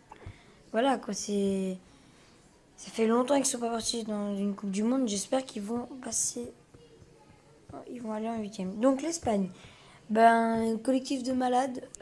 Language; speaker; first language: French; early bilingual, other home language; Portuguese